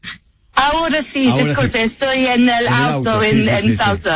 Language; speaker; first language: Spanish; non-native, fluent; English